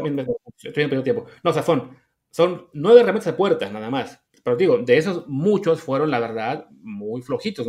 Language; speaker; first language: Spanish; native; Spanish